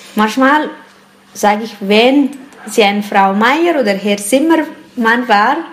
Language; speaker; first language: German; non-native, learner; Tigrinya